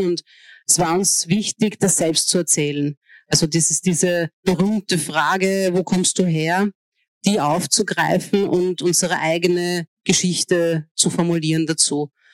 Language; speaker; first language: German; early bilingual, other home language; Hungarian